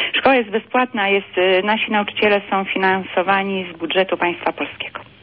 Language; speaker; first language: Polish; native; Polish